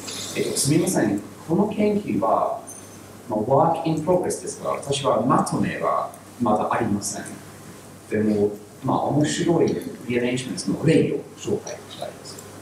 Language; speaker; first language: Japanese; non-native, learner; English